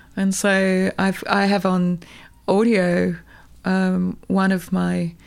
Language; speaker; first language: English; native; English